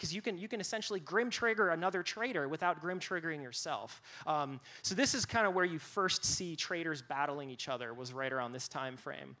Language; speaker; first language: English; native; English